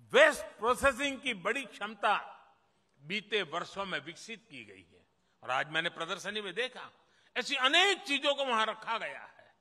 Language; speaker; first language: Hindi; non-native, local second language; Gujarati